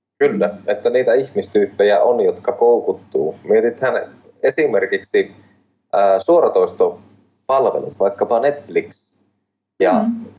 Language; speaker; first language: Finnish; native; Finnish